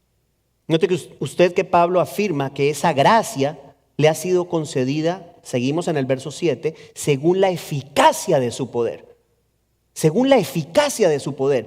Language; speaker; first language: Spanish; native; Spanish